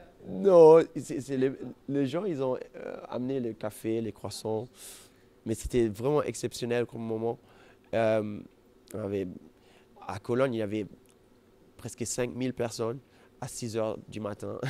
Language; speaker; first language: French; non-native, fluent; German